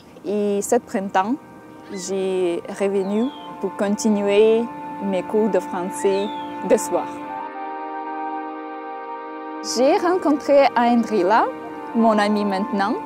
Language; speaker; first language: French; non-native, learner; Russian